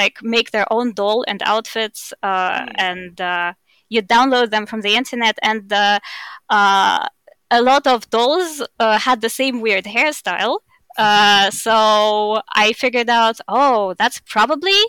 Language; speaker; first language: English; non-native, fluent; Russian